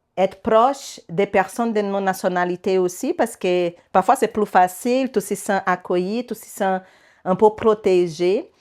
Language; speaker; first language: French; non-native, learner; Portuguese